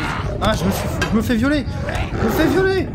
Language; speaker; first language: French; native; French